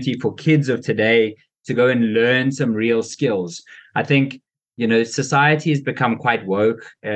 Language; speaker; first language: English; native; English